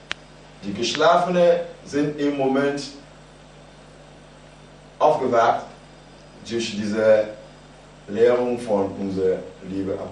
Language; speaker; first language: German; non-native, fluent; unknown